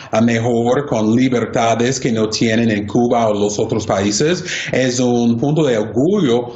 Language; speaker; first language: Spanish; non-native, fluent; English